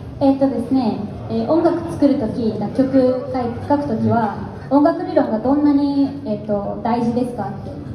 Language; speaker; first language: Japanese; non-native, fluent; Turkish